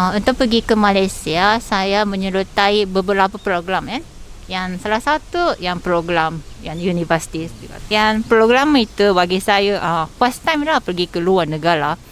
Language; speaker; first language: Malay; non-native, fluent; Japanese